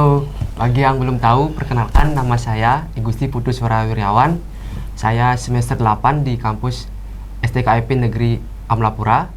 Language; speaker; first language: Indonesian; non-native, local second language; Balinese